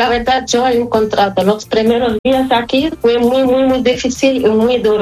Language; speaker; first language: Spanish; non-native, fluent; Arabic